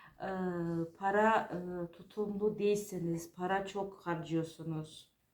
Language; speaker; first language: Turkish; non-native, fluent; Georgian